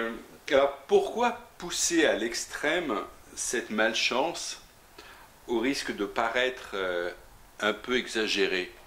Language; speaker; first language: French; native; French